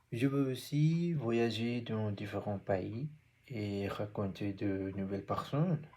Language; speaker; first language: French; non-native, learner; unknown